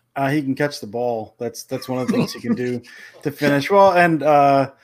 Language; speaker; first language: English; native; English